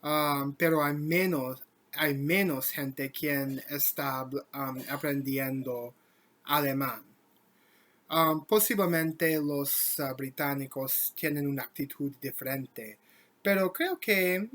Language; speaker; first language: Spanish; non-native, learner; English